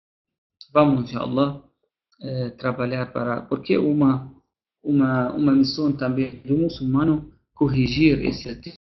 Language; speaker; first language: Portuguese; non-native, fluent; Arabic